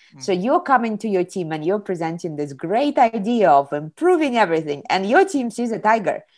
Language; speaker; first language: English; non-native, fluent; Kazakh